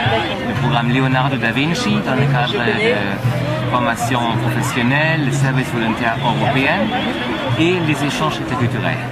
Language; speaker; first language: French; non-native, fluent; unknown